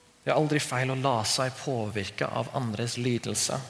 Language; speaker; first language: Norwegian; non-native, fluent; English